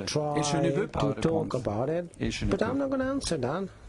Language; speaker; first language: French; non-native, fluent; German